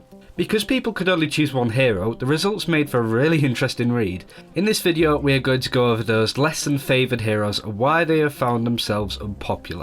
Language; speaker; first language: English; native; English